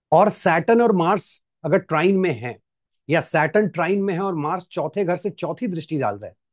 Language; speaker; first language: Hindi; native; Hindi